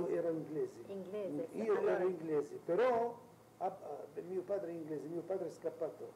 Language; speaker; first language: Italian; non-native, local second language; Arabic